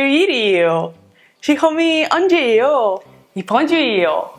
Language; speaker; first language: Korean; non-native, learner; Russian